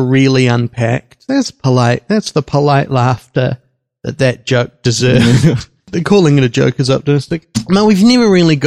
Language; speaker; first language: English; native; English